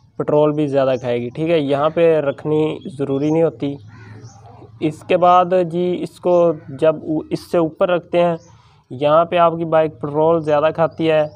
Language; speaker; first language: Urdu; non-native, local second language; Punjabi